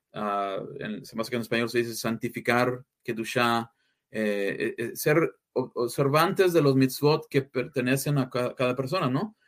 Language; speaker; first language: Spanish; early bilingual, heritage; English